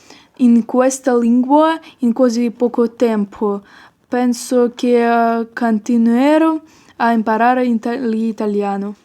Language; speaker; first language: Italian; non-native, learner; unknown